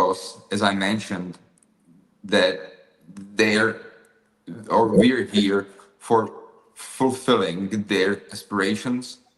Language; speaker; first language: English; non-native, fluent; Czech